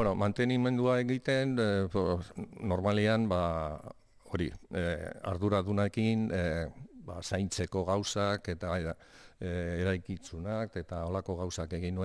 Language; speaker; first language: Basque; non-native, local second language; Spanish